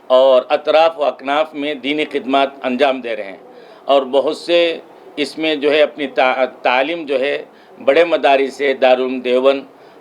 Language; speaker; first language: Urdu; native; Urdu